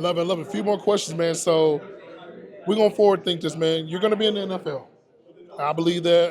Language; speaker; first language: English; native; English